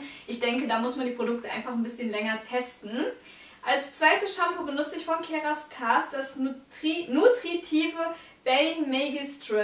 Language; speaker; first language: German; native; German